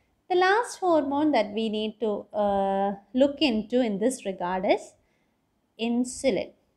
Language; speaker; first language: English; non-native, local second language; Malayalam